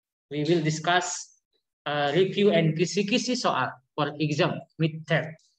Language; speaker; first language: English; non-native, learner; Indonesian